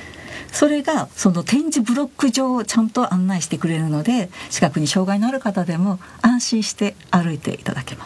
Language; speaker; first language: Japanese; native; Japanese